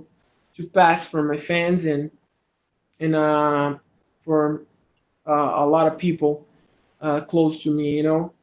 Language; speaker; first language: English; non-native, learner; Portuguese